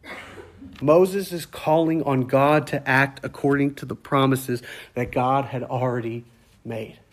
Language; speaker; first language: English; native; English